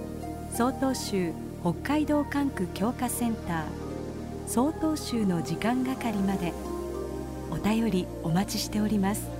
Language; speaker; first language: Japanese; native; Japanese